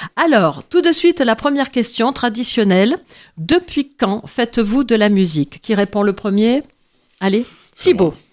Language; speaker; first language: French; native; French